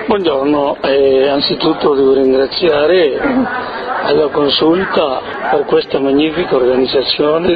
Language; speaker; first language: Italian; early bilingual, heritage; Italian